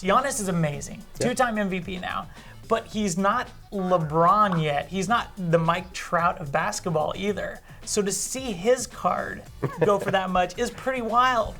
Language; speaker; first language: English; native; English